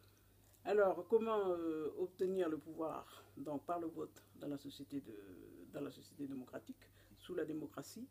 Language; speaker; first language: French; non-native, local second language; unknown